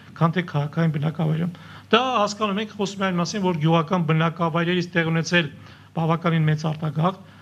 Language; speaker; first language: Armenian; native; Armenian